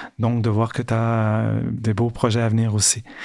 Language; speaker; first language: French; non-native, fluent; Spanish